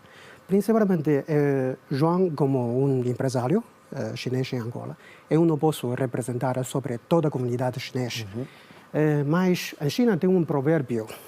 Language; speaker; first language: Portuguese; non-native, learner; Chinese